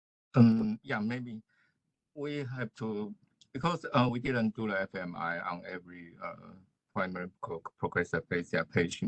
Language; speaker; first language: English; non-native, fluent; Chinese